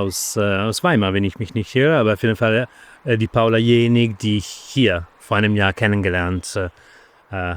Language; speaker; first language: German; non-native, fluent; Italian